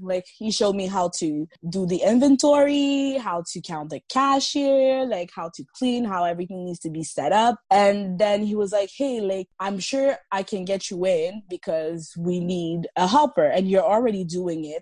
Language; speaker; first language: English; non-native, fluent; French